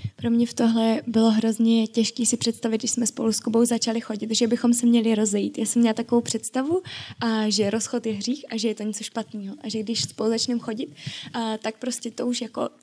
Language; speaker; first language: Czech; native; Czech